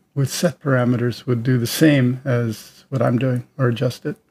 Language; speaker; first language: English; native; English